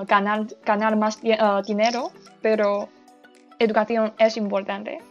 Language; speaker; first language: Spanish; non-native, learner; Chinese